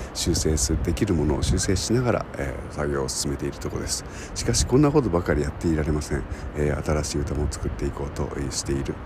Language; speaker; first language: Japanese; native; Japanese